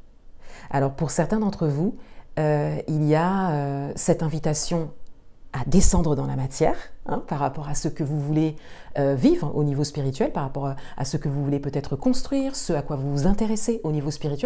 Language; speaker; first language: French; native; French